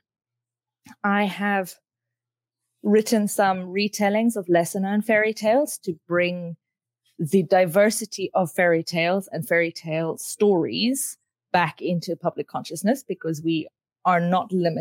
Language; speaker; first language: English; native; English